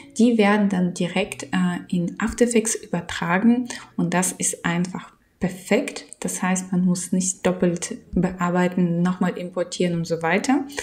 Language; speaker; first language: German; non-native, fluent; Ukrainian